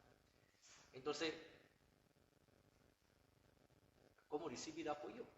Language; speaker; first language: Spanish; non-native, learner; Bangla